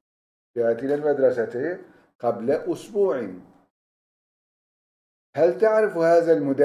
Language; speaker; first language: Arabic; non-native, fluent; Turkish